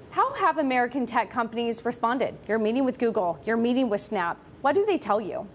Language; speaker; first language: English; native; English